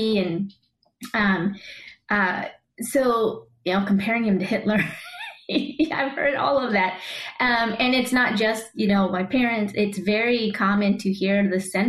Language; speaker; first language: English; native; English